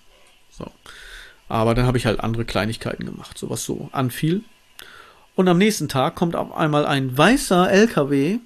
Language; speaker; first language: German; native; German